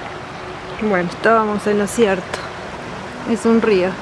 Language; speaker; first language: Spanish; native; Spanish